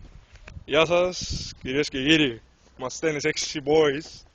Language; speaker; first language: Greek; native; Greek